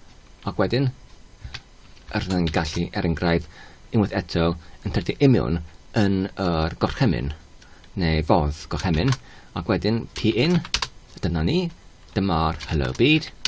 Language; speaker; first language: Welsh; non-native, learner; English